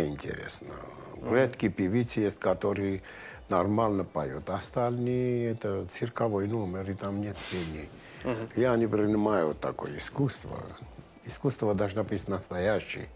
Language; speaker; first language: Russian; non-native, local second language; Armenian